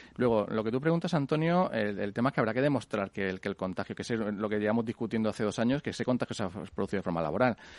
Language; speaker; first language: Spanish; native; Spanish